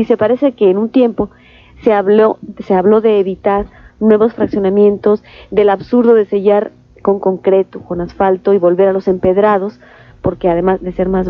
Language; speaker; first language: Spanish; native; Spanish